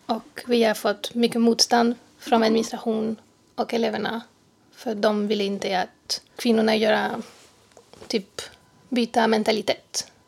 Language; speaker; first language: Swedish; non-native, fluent; French